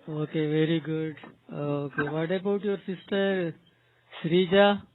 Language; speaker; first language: English; non-native, local second language; Telugu